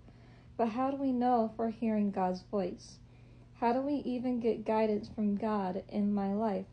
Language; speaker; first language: English; native; English